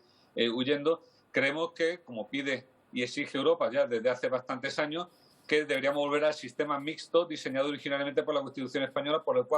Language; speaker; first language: Spanish; native; Spanish